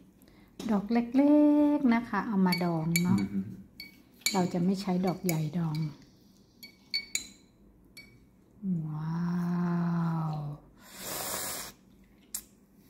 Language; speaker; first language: Thai; native; Thai